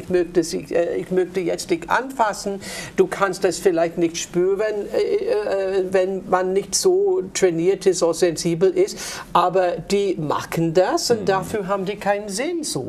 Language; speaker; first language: German; non-native, fluent; English